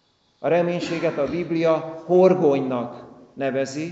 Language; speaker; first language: Hungarian; native; Hungarian